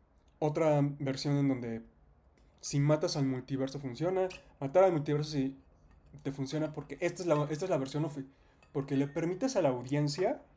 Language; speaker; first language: Spanish; native; Spanish